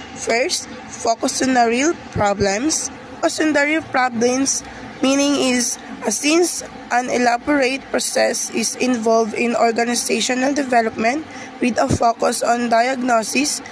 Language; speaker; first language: English; non-native, local second language; Filipino